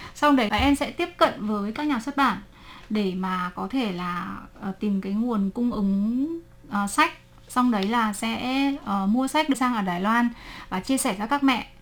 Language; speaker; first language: Vietnamese; native; Vietnamese